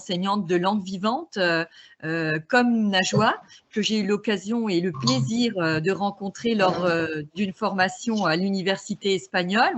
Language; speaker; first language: French; native; French